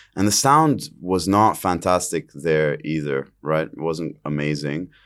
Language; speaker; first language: English; early bilingual, other home language; Arabic